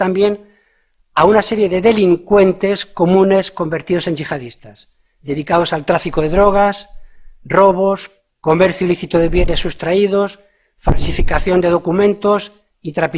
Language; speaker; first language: Spanish; native; Spanish